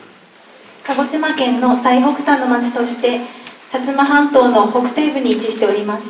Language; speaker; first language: Japanese; native; Japanese